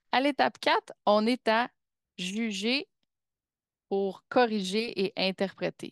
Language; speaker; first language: French; native; French